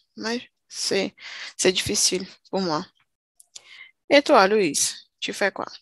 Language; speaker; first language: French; non-native, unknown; Portuguese